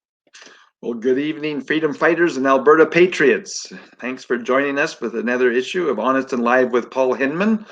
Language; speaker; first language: English; native; English